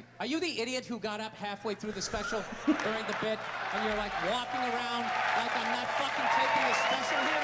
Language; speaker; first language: English; native; English